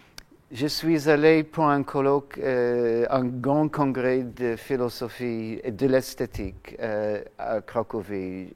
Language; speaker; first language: French; non-native, fluent; English